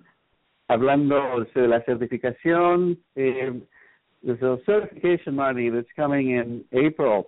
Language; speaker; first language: Spanish; native; Spanish